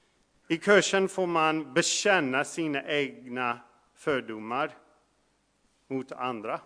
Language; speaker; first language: Swedish; non-native, fluent; English